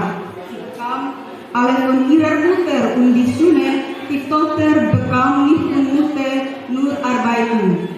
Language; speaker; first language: German; non-native, learner; Indonesian